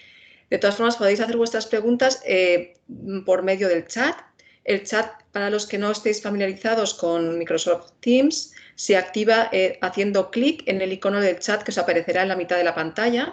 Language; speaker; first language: Spanish; native; Spanish